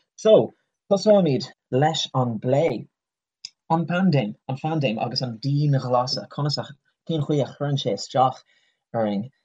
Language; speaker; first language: Irish; non-native, local second language; English